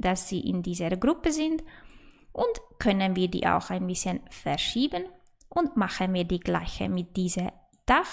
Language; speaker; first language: German; non-native, fluent; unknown